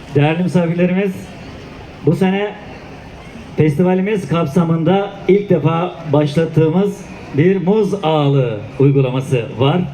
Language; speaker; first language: Turkish; native; Turkish